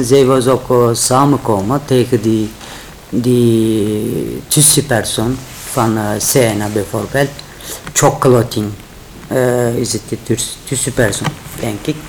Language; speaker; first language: Dutch; non-native, learner; Turkish